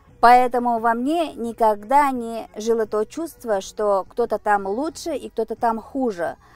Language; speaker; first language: Russian; non-native, local second language; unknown